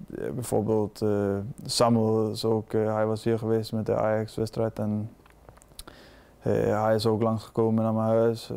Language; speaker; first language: Dutch; non-native, fluent; Danish